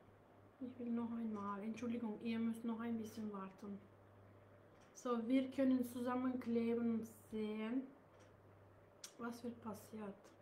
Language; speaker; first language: German; non-native, learner; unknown